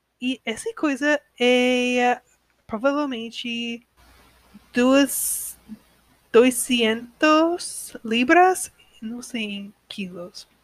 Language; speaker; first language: Portuguese; non-native, learner; English